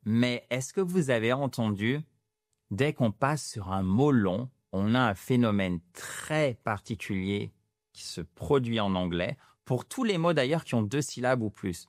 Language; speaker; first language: French; native; French